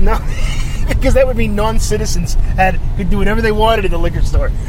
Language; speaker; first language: English; native; English